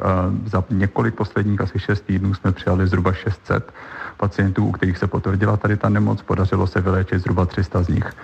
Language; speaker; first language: Czech; native; Czech